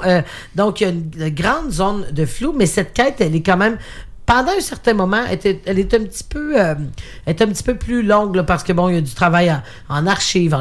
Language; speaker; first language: French; native; French